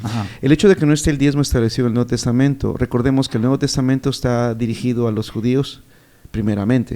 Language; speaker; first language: Spanish; native; Spanish